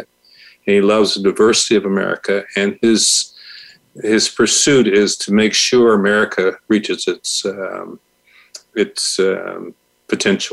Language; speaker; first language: English; native; English